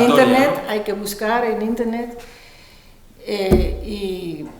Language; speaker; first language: Spanish; non-native, fluent; Dutch